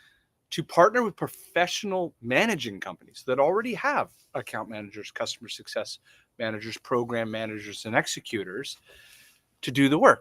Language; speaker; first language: English; native; English